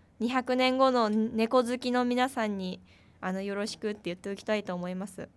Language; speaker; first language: Japanese; native; Japanese